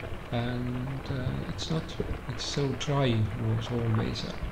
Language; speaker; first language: English; non-native, learner; Estonian